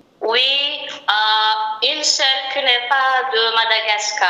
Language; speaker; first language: French; non-native, local second language; Malagasy